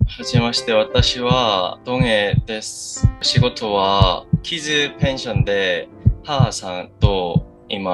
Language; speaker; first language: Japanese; non-native, learner; Korean